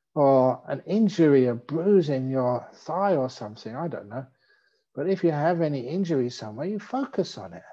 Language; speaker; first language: English; native; English